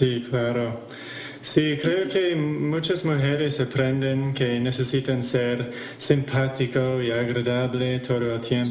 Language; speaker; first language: Spanish; non-native, fluent; English